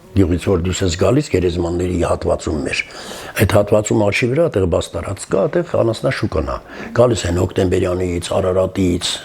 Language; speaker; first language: Armenian; non-native, local second language; Kurdish